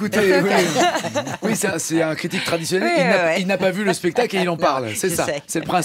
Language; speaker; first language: French; native; French